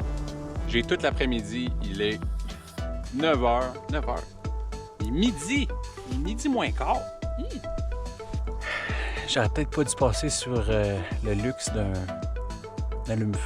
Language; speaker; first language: French; native; French